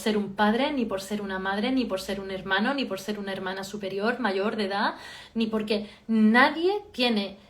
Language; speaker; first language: Spanish; native; Spanish